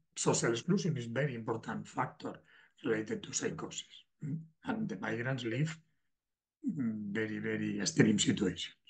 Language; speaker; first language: English; non-native, learner; Spanish